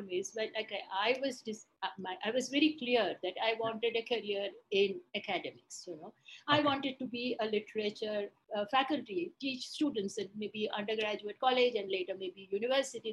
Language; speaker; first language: English; non-native, local second language; Bangla